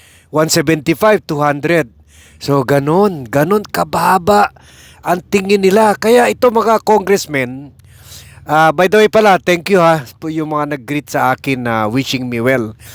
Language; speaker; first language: Filipino; native; Filipino